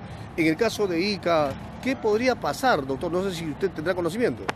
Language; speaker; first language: Spanish; native; Spanish